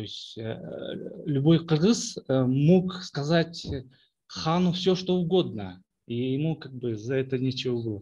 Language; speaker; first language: Russian; non-native, local second language; Kyrgyz